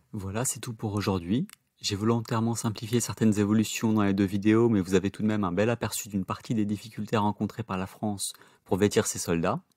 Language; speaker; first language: French; native; French